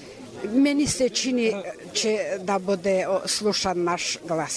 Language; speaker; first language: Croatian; non-native, fluent; Armenian